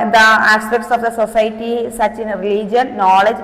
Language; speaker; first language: English; non-native, local second language; Malayalam